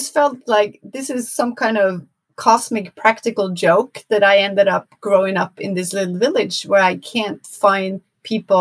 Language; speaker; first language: English; non-native, fluent; Norwegian